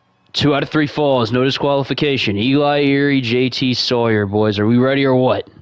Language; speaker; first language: English; native; English